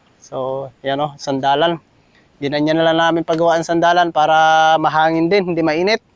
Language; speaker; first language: Filipino; non-native, local second language; Cebuano